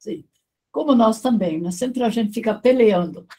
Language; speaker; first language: Portuguese; non-native, fluent; German